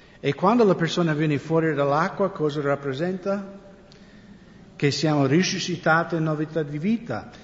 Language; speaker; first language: Italian; non-native, fluent; English